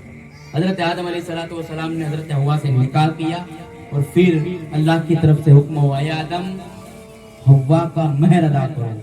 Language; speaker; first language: Urdu; native; Urdu